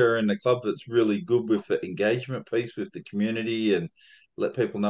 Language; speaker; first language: English; native; English